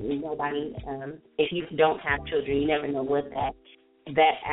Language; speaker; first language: English; native; English